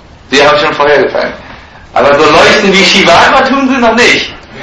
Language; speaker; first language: German; native; German